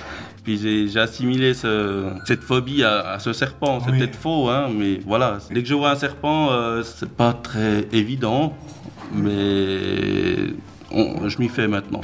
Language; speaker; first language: French; early bilingual, other home language; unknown